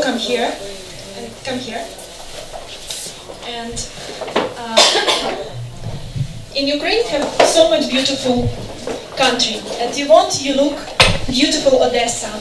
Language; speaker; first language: English; non-native, learner; Russian